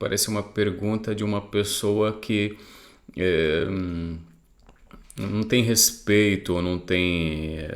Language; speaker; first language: Portuguese; non-native, fluent; Arabic